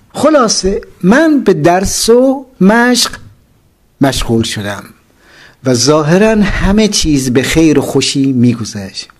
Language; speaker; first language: Persian; native; Persian